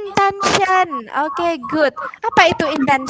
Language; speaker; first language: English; non-native, fluent; Indonesian